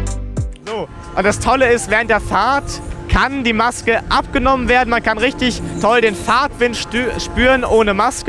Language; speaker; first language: German; native; German